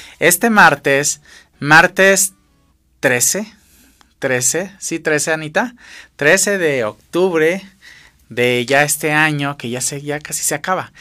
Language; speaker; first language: Spanish; native; Spanish